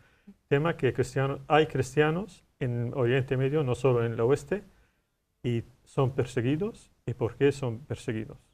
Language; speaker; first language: Spanish; non-native, learner; Arabic